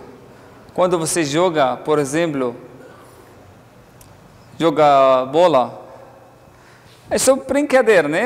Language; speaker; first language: Portuguese; non-native, learner; Arabic